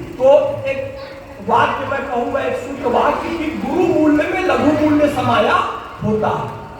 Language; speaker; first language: Hindi; native; Hindi